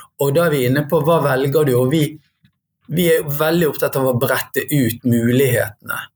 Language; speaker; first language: Norwegian; native; Norwegian